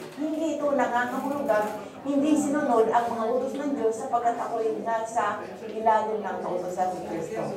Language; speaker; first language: Filipino; non-native, local second language; Bikol